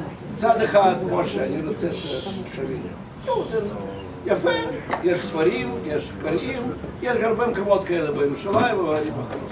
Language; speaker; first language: Hebrew; non-native, fluent; Russian